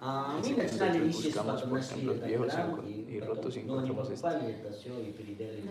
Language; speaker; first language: Russian; non-native, learner; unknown